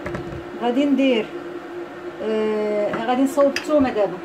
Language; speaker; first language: Arabic; native; Arabic